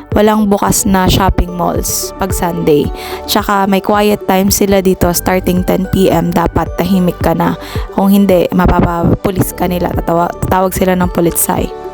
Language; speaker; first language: Filipino; native; Filipino